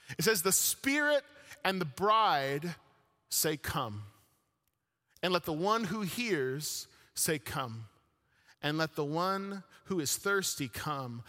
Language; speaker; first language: English; early bilingual, other home language; Arabic